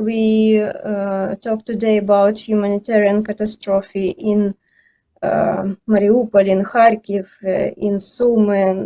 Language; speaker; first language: English; non-native, learner; Ukrainian